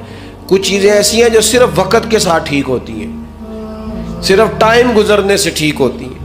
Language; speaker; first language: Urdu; non-native, local second language; Punjabi